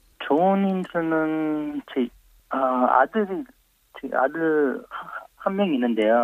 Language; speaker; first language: Korean; non-native, fluent; Nepali